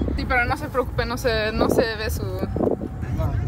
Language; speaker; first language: Spanish; non-native, fluent; German